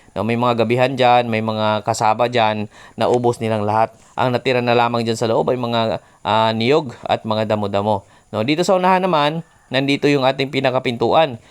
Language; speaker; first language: Filipino; non-native, local second language; Cebuano